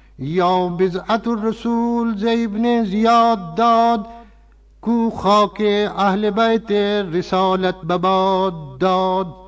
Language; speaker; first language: Persian; non-native, fluent; Urdu